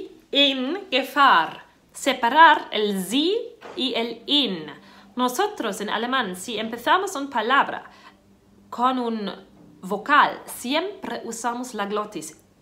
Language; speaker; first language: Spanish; non-native, fluent; German